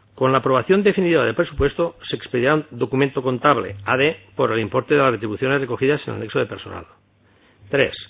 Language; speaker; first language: Spanish; non-native, local second language; Catalan